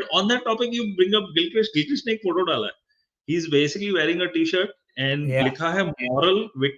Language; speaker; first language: English; non-native, local second language; Hindi